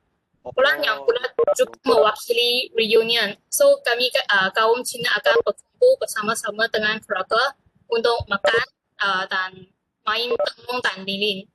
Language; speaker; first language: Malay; non-native, local second language; Chinese